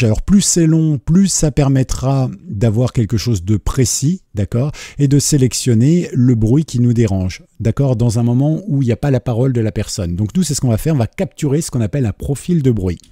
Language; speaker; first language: French; native; French